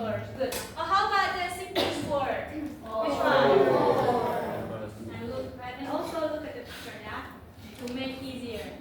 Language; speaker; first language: English; non-native, learner; Indonesian